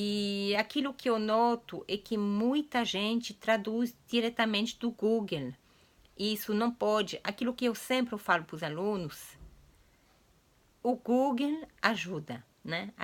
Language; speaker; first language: Portuguese; non-native, fluent; French